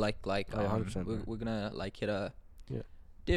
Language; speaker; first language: English; non-native, local second language; Sinhala